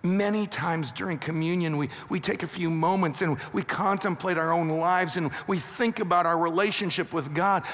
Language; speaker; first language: English; native; English